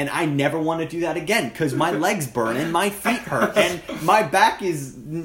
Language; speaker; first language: English; native; English